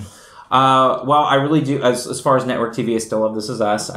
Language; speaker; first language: English; native; English